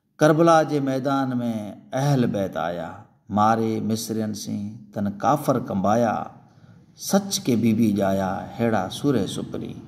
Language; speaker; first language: Urdu; non-native, local second language; Sindhi